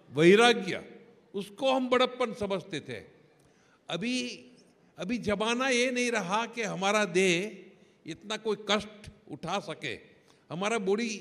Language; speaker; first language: Hindi; non-native, local second language; Gujarati